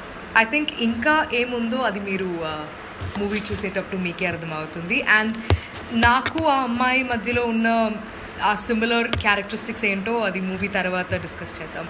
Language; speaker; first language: Telugu; non-native, fluent; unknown